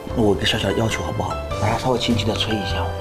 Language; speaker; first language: Chinese; native; Chinese